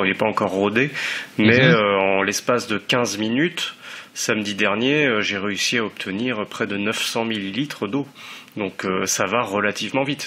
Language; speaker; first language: French; native; French